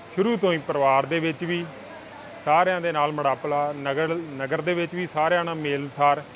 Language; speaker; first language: Punjabi; native; Punjabi